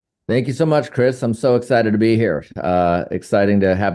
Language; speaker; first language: English; native; English